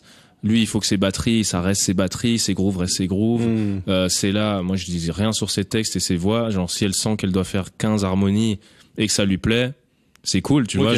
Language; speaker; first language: French; native; French